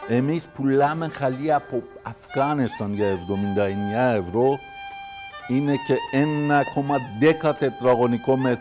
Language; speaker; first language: Greek; non-native, learner; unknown